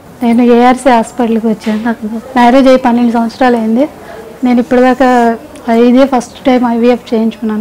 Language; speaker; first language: Telugu; native; Telugu